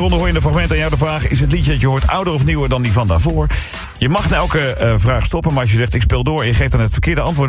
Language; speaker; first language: Dutch; native; Dutch